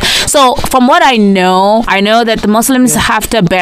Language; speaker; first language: English; non-native, local second language; Yoruba